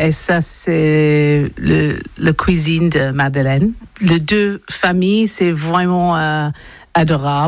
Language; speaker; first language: French; non-native, learner; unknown